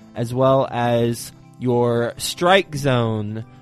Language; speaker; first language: English; native; English